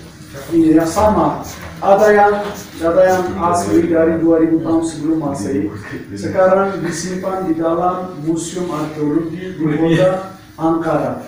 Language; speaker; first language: Indonesian; non-native, fluent; Turkish